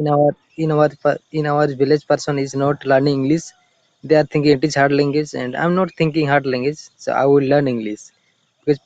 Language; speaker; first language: English; non-native, learner; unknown